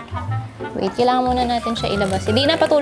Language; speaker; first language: Filipino; native; Filipino